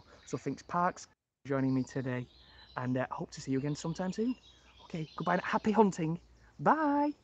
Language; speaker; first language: English; native; English